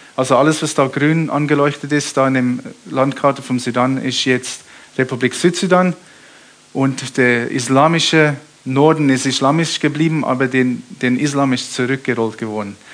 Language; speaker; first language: German; early bilingual, heritage; German